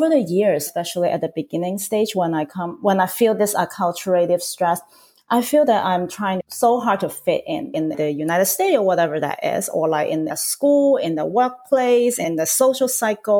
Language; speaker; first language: English; non-native, local second language; Cantonese